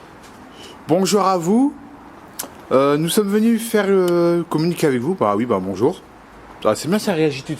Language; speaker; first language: French; native; French